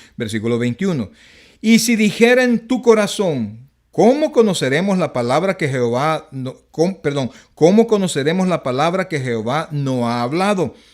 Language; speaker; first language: Spanish; native; Spanish